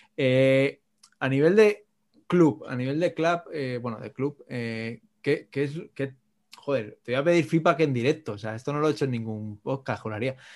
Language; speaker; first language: Spanish; native; Spanish